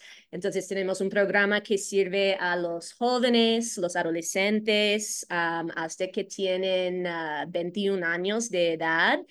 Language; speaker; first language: Spanish; non-native, fluent; English